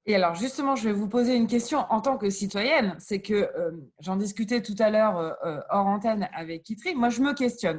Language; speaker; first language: French; native; French